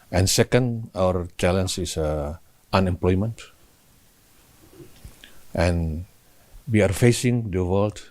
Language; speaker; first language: English; non-native, learner; Indonesian